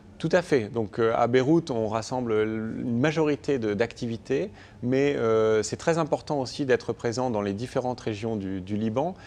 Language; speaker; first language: French; native; French